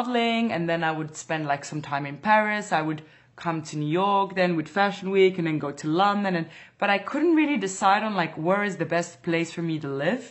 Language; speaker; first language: English; non-native, fluent; Dutch